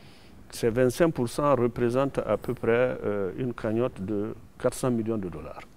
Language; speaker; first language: French; non-native, local second language; Susu